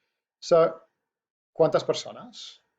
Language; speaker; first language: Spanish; non-native, fluent; English